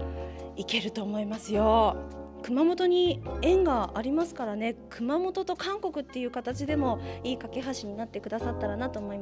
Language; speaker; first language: Japanese; native; Japanese